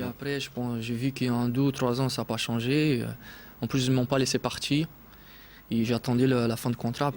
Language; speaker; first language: French; non-native, fluent; Portuguese